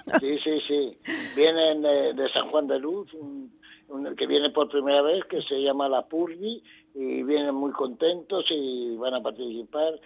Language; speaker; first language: Spanish; native; Spanish